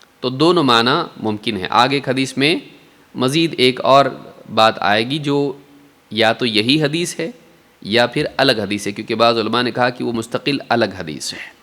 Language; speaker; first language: Urdu; native; Urdu